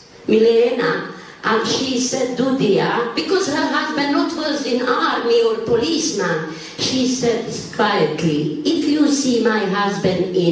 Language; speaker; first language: English; non-native, learner; Bosnian